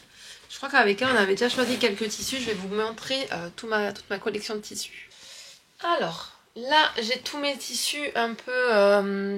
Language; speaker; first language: French; native; French